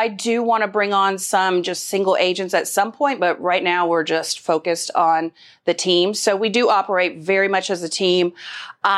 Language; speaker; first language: English; native; English